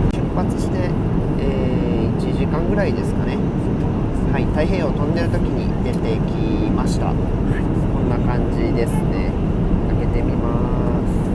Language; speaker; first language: Japanese; native; Japanese